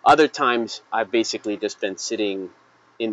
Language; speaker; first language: English; native; English